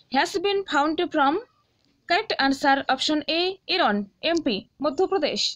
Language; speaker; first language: English; non-native, local second language; Bangla